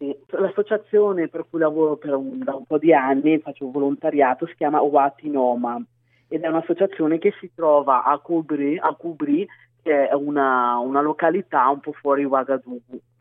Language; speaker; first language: Italian; native; Italian